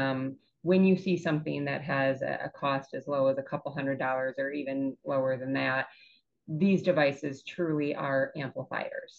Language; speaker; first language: English; native; English